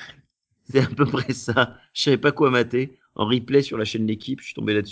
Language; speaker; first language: French; native; French